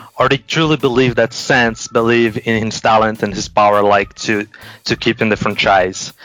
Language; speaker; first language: English; non-native, fluent; Portuguese